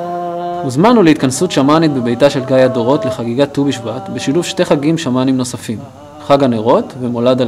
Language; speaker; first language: Hebrew; native; Hebrew